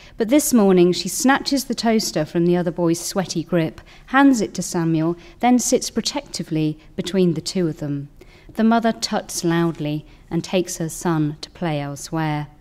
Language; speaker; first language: English; native; English